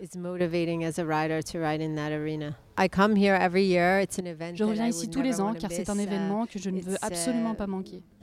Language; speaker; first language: French; non-native, learner; Dutch